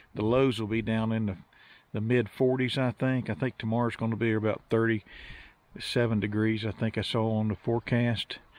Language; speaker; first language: English; native; English